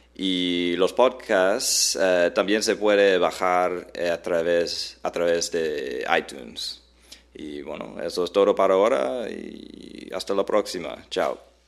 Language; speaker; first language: Spanish; non-native, fluent; English